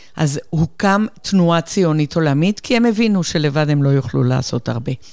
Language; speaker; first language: Hebrew; non-native, fluent; Spanish